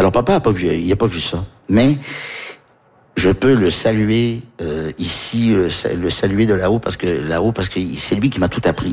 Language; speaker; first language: French; early bilingual, heritage; French